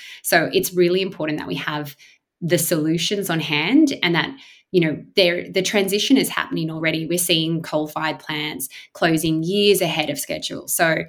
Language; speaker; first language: English; native; English